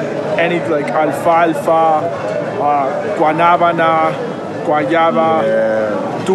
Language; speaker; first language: English; native; English